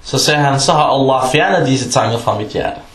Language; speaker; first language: Danish; early bilingual, other home language; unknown